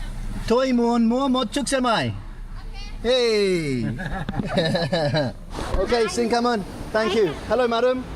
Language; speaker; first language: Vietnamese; non-native, learner; English